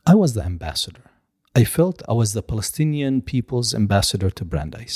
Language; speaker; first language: English; non-native, fluent; Hebrew